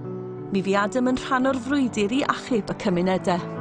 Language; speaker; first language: Welsh; native; Welsh